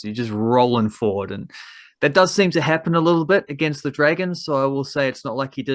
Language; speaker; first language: English; native; English